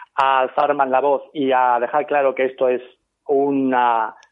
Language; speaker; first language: Spanish; native; Spanish